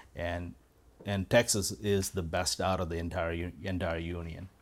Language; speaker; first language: English; non-native, local second language; Malayalam